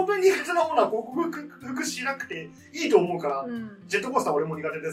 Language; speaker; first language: Japanese; native; Japanese